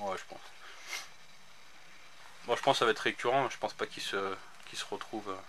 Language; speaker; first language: French; native; French